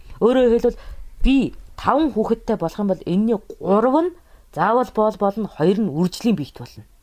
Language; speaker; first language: Mongolian; native; Mongolian